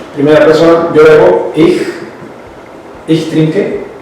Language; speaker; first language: German; non-native, fluent; Spanish